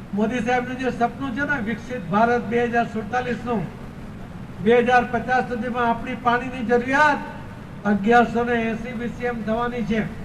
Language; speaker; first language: Gujarati; non-native, local second language; Marathi